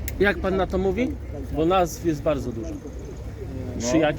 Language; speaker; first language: Polish; native; Polish